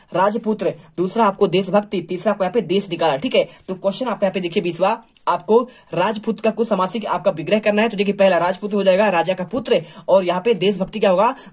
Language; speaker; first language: Hindi; native; Hindi